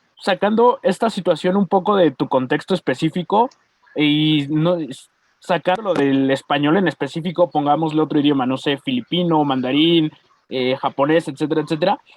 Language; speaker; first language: Spanish; native; Spanish